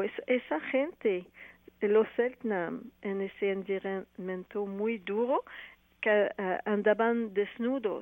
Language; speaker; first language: Spanish; non-native, fluent; French